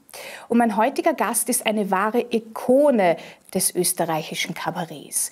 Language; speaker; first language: German; native; German